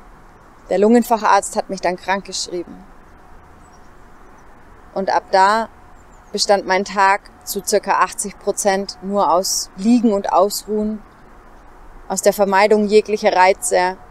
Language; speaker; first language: German; native; German